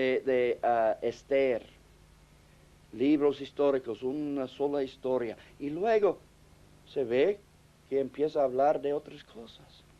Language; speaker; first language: Spanish; non-native, fluent; English